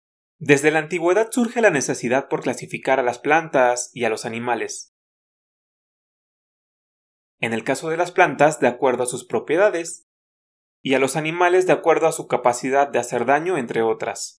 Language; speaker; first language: Spanish; native; Spanish